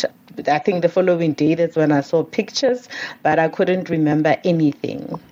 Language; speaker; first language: English; non-native, local second language; Tswana